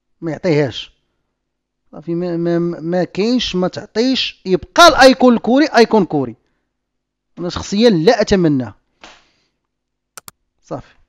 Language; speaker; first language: Arabic; native; Arabic